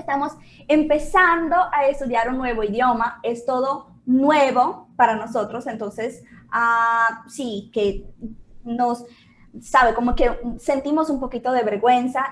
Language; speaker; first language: Spanish; non-native, fluent; Portuguese